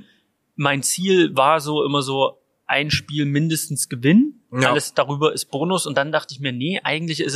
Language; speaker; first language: German; native; German